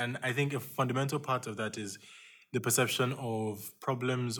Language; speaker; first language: English; non-native, local second language; Yoruba